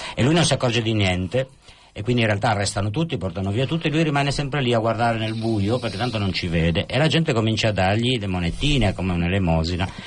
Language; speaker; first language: Italian; native; Italian